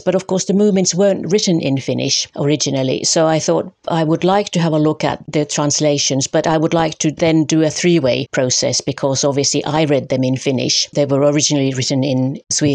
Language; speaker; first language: English; non-native, fluent; Finnish